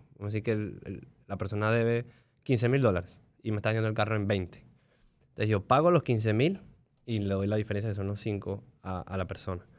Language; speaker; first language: Spanish; native; Spanish